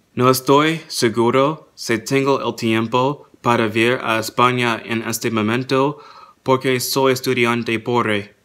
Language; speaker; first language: Spanish; non-native, learner; English